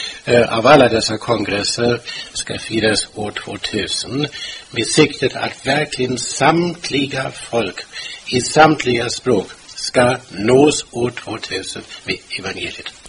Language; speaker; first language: Swedish; non-native, fluent; German